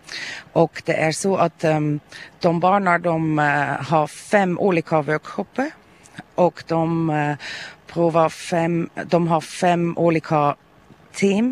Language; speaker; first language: Swedish; non-native, learner; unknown